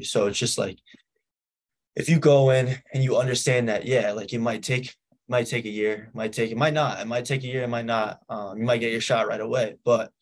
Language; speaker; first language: English; native; English